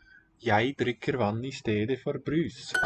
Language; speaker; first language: Norwegian; non-native, learner; English